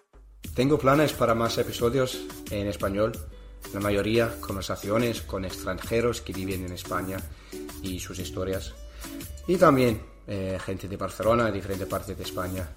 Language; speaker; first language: Spanish; non-native, learner; English